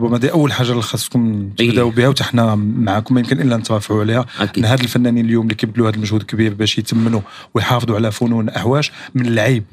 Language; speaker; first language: Arabic; native; Arabic